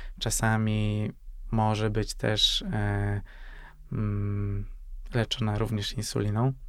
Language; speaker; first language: Polish; non-native, fluent; Hungarian